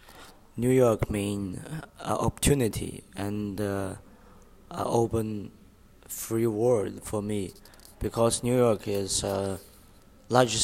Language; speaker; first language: English; non-native, learner; Chinese